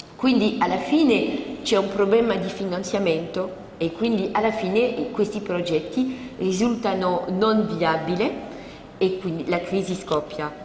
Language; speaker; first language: Italian; non-native, fluent; French